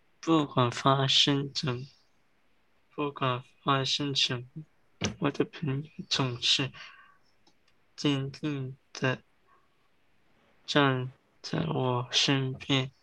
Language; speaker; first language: Chinese; early bilingual, heritage; English